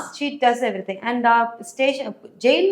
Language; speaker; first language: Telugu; non-native, learner; Tamil